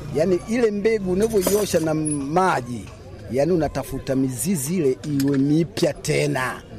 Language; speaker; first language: Swahili; non-native, local second language; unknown